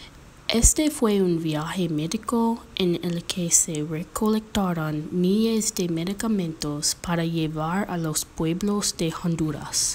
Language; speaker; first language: Spanish; non-native, learner; English